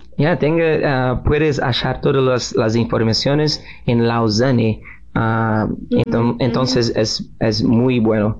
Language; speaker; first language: Spanish; non-native, learner; Portuguese